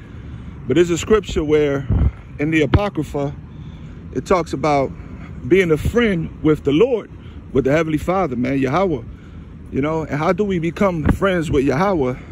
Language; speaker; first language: English; native; English